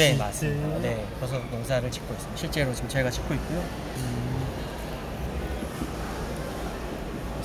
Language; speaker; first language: Korean; native; Korean